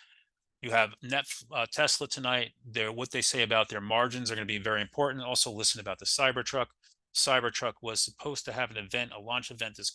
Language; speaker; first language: English; native; English